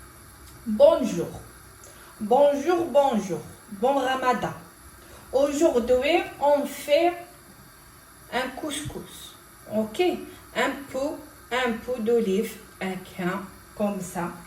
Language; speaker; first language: French; non-native, local second language; Arabic